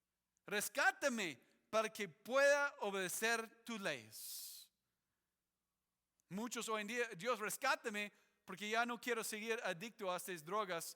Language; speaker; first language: Spanish; non-native, fluent; English